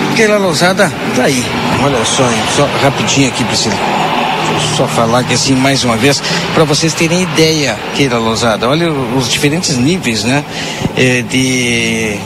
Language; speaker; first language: Portuguese; native; Portuguese